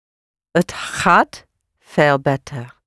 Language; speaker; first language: Dutch; non-native, learner; English